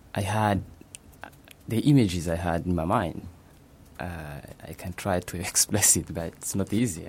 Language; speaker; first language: English; non-native, local second language; Kinyarwanda